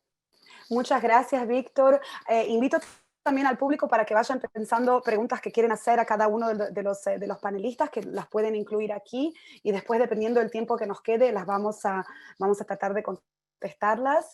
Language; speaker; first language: Spanish; native; Spanish